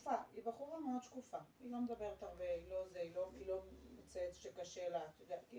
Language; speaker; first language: Hebrew; native; Hebrew